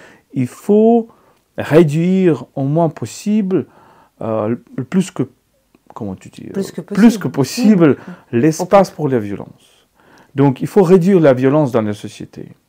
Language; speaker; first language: French; non-native, fluent; Ukrainian